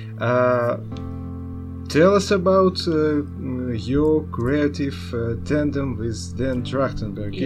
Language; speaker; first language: English; non-native, learner; Russian